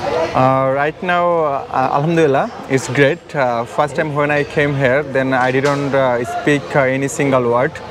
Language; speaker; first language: English; non-native, learner; Bangla